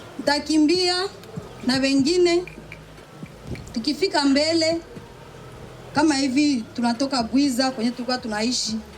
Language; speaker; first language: Swahili; native; Swahili